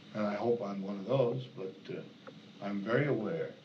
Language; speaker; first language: English; native; English